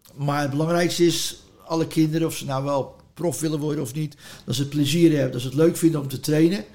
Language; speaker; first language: Dutch; native; Dutch